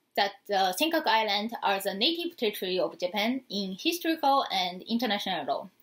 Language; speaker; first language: English; non-native, fluent; Japanese